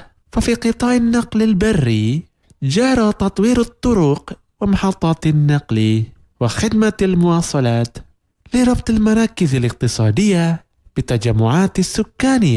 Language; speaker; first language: Arabic; non-native, fluent; Indonesian